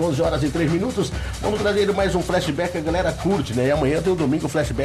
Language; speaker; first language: Portuguese; native; Portuguese